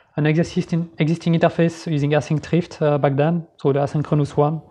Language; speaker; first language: English; non-native, fluent; French